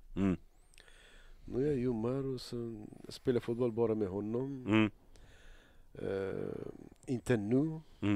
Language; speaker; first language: Swedish; non-native, learner; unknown